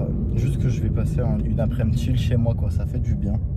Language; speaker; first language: French; native; French